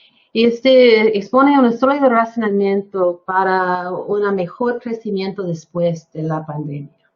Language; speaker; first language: Spanish; non-native, fluent; English